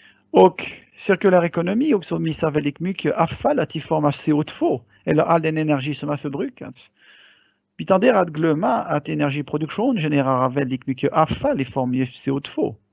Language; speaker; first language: Swedish; non-native, fluent; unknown